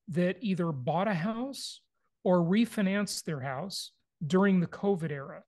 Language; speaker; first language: English; native; English